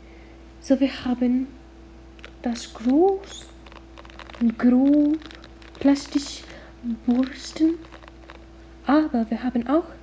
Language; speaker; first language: German; non-native, learner; English